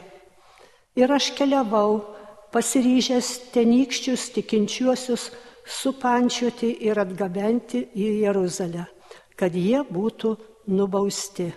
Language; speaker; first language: Lithuanian; native; Lithuanian